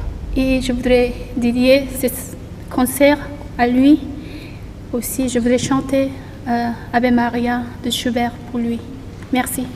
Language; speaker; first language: French; non-native, learner; Korean